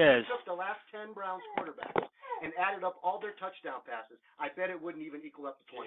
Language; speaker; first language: English; native; English